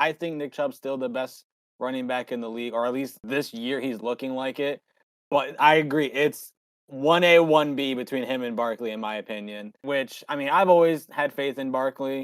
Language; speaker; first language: English; native; English